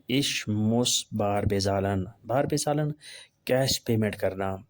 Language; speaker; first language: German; non-native, fluent; Urdu